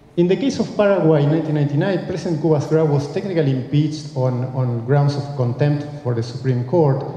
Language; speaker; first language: English; non-native, fluent; Spanish